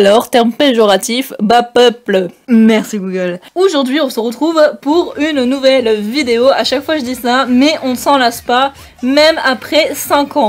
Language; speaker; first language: French; native; French